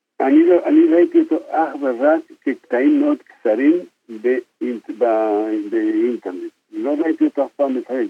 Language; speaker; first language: Hebrew; non-native, fluent; Spanish